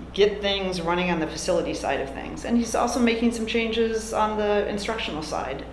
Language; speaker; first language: English; native; English